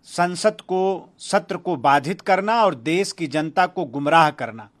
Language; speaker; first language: Hindi; native; Hindi